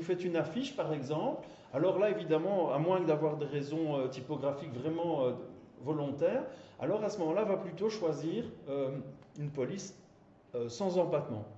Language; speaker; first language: French; native; French